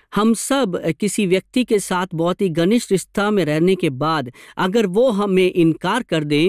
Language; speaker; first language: Hindi; non-native, local second language; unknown